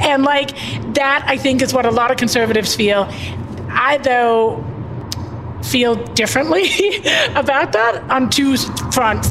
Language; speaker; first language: English; non-native, fluent; Danish